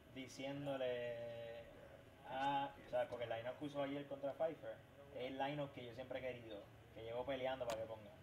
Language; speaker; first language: Spanish; native; Spanish